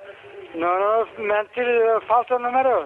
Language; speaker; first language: Spanish; non-native, learner; Turkish